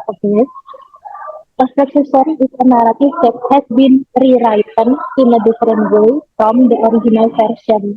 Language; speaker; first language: English; non-native, learner; Indonesian